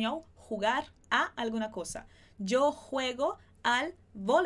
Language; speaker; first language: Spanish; non-native, fluent; Portuguese